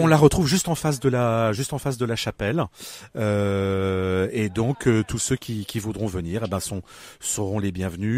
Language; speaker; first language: French; native; French